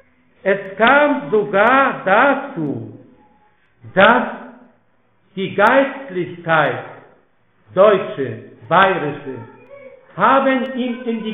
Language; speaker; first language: German; non-native, fluent; Polish